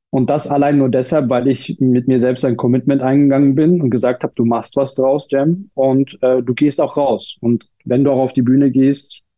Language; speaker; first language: German; early bilingual, other home language; Turkish